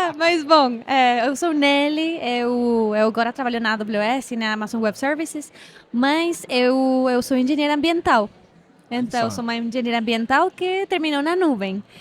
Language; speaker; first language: Portuguese; non-native, fluent; Spanish